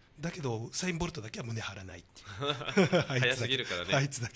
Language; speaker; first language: Japanese; native; Japanese